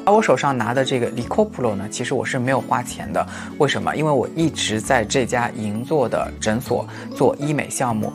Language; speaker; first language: Chinese; native; Chinese